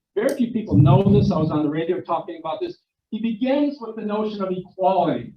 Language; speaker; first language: English; non-native, fluent; Ukrainian